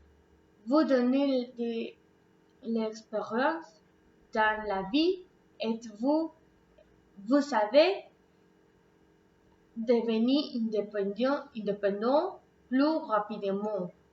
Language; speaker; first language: French; non-native, learner; Spanish